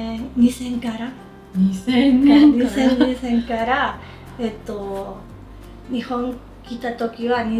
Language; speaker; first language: Japanese; non-native, learner; Spanish